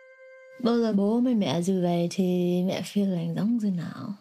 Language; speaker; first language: Vietnamese; early bilingual, heritage; Vietnamese